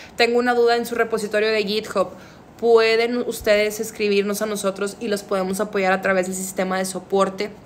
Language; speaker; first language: Spanish; native; Spanish